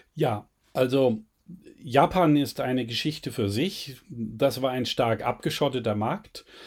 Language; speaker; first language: German; native; German